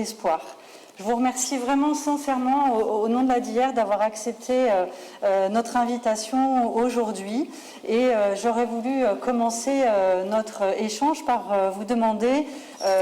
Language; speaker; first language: French; native; French